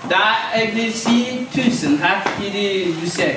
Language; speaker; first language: Norwegian; non-native, fluent; Kinyarwanda